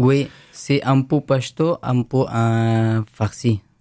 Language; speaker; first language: French; non-native, learner; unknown